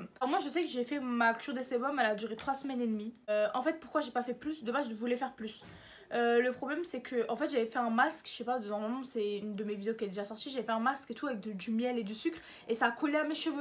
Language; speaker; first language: French; native; French